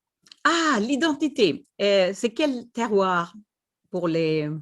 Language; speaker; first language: French; non-native, fluent; Swedish